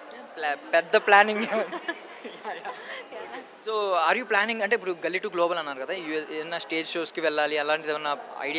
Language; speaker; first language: Telugu; native; Telugu